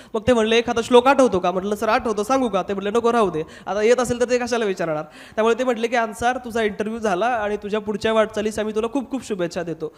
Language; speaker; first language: Marathi; non-native, local second language; Hindi